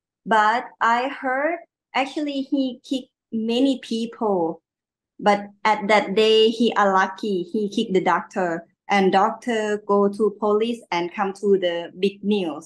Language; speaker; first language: English; non-native, learner; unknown